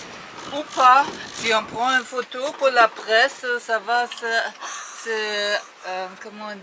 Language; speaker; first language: French; non-native, fluent; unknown